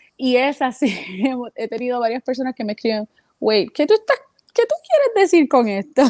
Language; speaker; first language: Spanish; native; Spanish